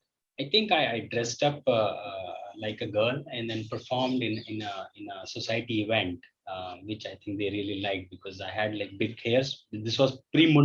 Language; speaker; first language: English; non-native, local second language; Hindi